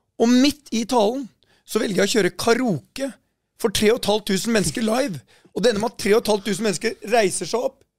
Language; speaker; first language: Norwegian; native; Norwegian